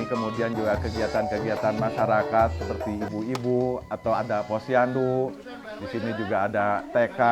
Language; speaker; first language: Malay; non-native, local second language; Sundanese